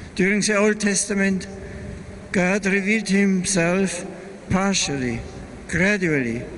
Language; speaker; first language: English; non-native, fluent; German